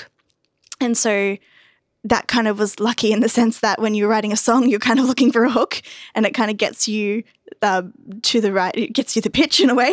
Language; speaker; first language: English; native; English